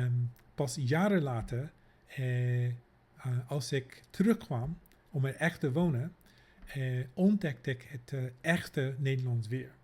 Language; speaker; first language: Dutch; non-native, fluent; English